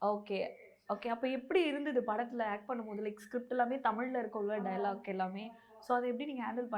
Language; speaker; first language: Tamil; native; Tamil